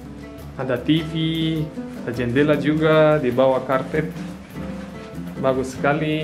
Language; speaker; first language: Indonesian; non-native, fluent; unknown